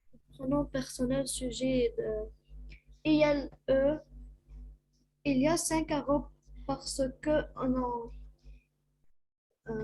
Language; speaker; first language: French; non-native, local second language; Arabic